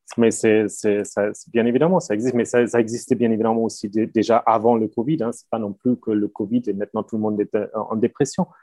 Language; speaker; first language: French; non-native, fluent; German